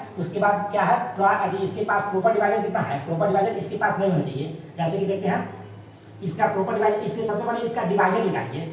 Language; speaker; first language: Hindi; native; Hindi